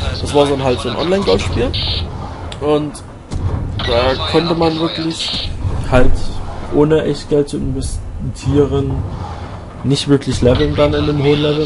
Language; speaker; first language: German; native; German